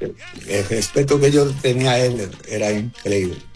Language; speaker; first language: Spanish; early bilingual, heritage; Spanish